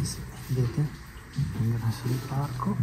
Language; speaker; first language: Italian; native; Italian